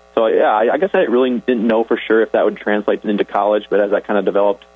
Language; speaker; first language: English; native; English